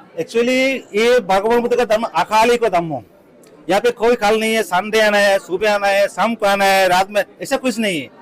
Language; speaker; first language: Hindi; non-native, fluent; Bangla